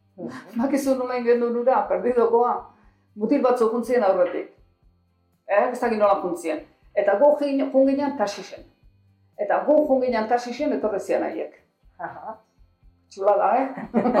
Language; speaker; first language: Basque; native; Basque